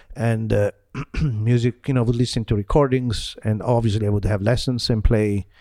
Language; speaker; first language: English; non-native, fluent; Italian